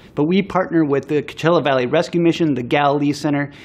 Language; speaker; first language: English; native; English